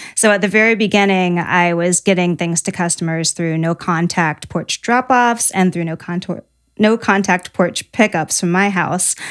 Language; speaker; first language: English; native; English